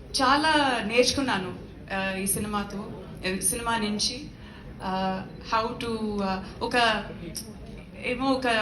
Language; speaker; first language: Telugu; non-native, learner; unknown